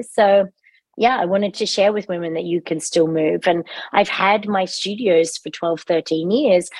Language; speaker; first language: English; native; English